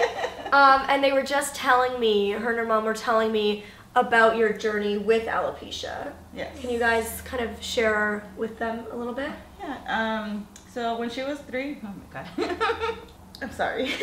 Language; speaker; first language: English; native; English